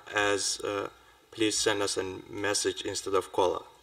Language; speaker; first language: English; non-native, fluent; Polish